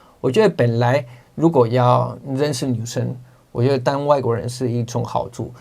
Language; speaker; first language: Chinese; non-native, fluent; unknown